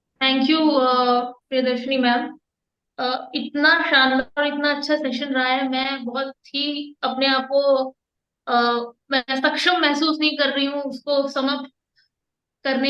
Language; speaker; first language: Hindi; native; Hindi